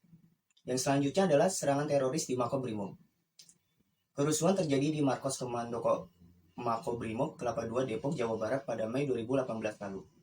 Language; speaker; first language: Indonesian; native; Indonesian